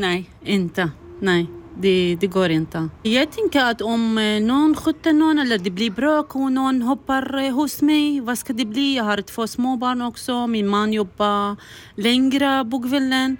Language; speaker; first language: Swedish; non-native, learner; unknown